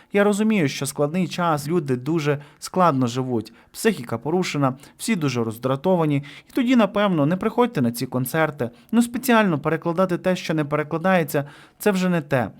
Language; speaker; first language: Ukrainian; native; Ukrainian